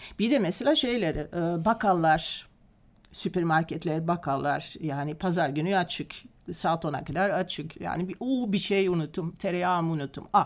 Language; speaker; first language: Turkish; non-native, fluent; Dutch